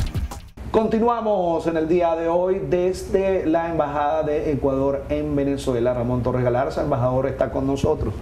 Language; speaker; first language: Spanish; native; Spanish